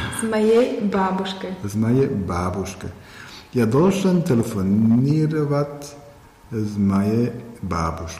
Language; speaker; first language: Russian; non-native, learner; German